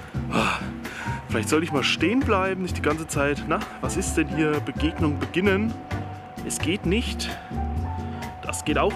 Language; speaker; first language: German; native; German